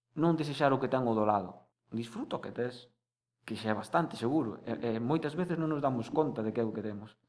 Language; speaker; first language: Galician; native; Galician